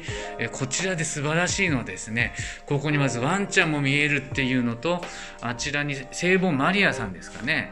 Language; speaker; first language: Japanese; native; Japanese